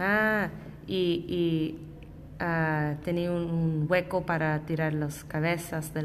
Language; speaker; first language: Spanish; non-native, learner; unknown